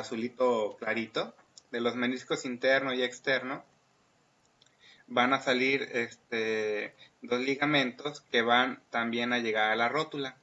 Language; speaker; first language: Spanish; native; Spanish